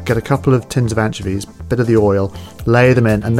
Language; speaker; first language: English; native; English